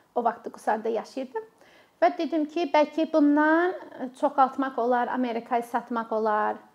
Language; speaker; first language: Azerbaijani; non-native, fluent; English